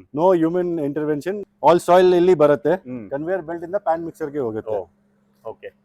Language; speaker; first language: Kannada; non-native, local second language; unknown